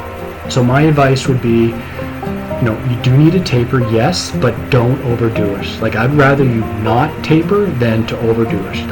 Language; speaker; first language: English; native; English